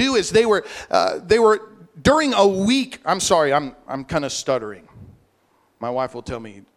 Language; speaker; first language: English; native; English